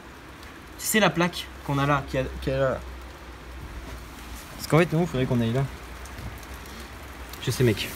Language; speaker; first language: French; native; French